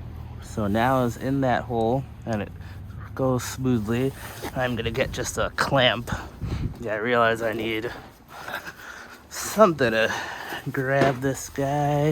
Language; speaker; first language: English; native; English